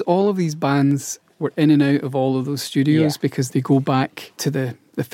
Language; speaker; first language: English; native; English